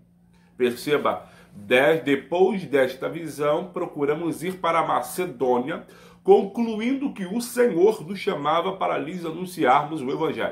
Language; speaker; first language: Portuguese; native; Portuguese